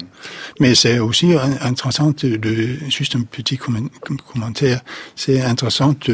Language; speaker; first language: French; non-native, fluent; Danish